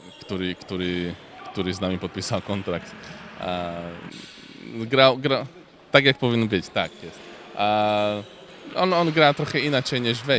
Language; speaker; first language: Polish; non-native, fluent; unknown